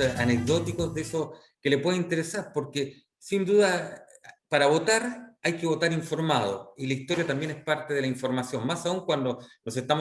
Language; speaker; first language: Spanish; native; Spanish